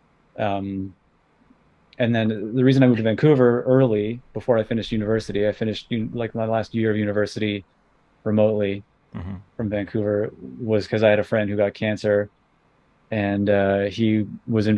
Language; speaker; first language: English; native; English